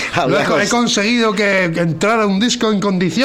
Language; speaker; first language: Spanish; native; Spanish